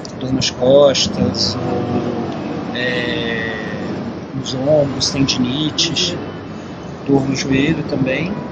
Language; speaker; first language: Portuguese; native; Portuguese